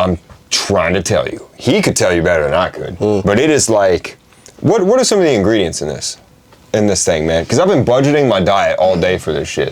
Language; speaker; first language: English; native; English